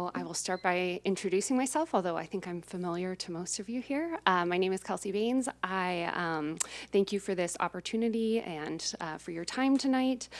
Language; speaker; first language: English; native; English